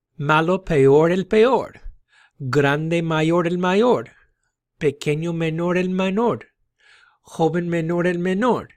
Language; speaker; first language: Spanish; non-native, fluent; English